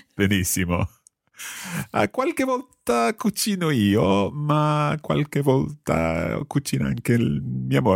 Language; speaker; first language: Italian; non-native, fluent; English